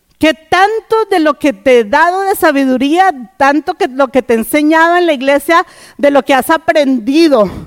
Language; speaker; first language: Spanish; native; Spanish